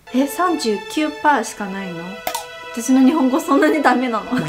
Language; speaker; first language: Japanese; non-native, fluent; Chinese